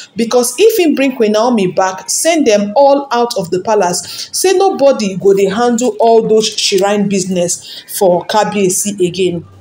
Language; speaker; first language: Nigerian Pidgin; non-native, local second language; Yoruba